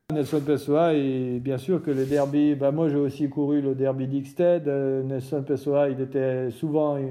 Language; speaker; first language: French; native; French